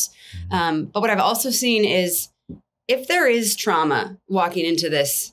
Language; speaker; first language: English; native; English